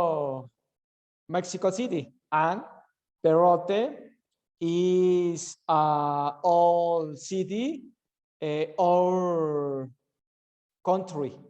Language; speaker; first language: English; non-native, learner; Spanish